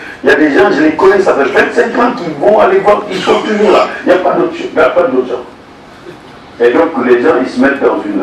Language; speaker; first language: French; non-native, local second language; Wolof